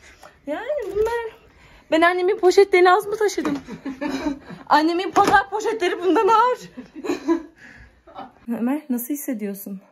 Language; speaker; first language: Turkish; native; Turkish